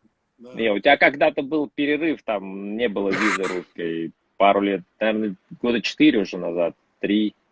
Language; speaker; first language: Russian; native; Russian